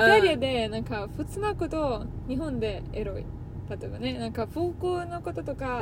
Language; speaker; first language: Japanese; non-native, learner; Italian